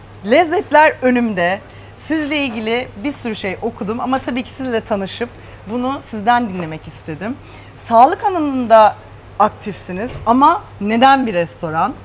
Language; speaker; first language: Turkish; native; Turkish